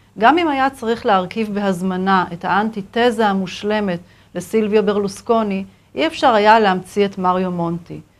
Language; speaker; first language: Hebrew; native; Hebrew